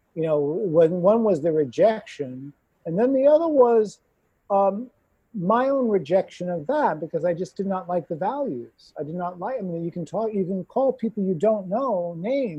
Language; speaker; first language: English; native; English